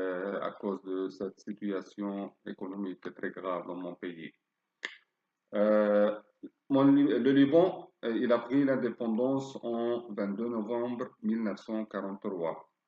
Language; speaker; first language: French; non-native, fluent; Arabic